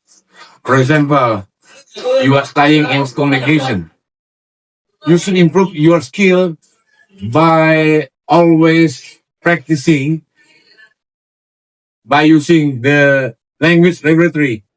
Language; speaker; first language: English; non-native, learner; Indonesian